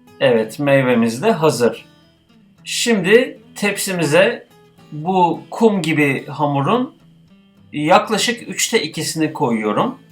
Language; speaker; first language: Turkish; native; Turkish